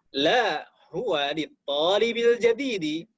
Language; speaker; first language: Arabic; non-native, fluent; Indonesian